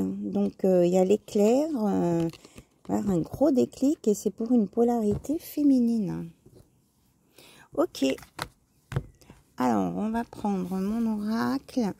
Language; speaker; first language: French; native; French